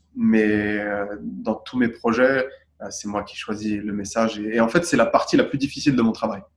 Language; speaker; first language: French; native; French